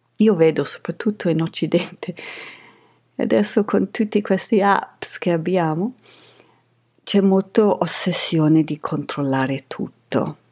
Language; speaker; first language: Italian; non-native, fluent; English